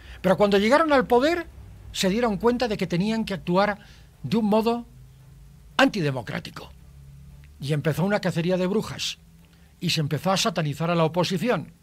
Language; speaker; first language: Spanish; native; Spanish